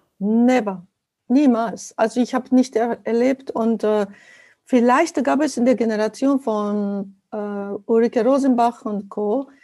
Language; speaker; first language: German; non-native, fluent; Japanese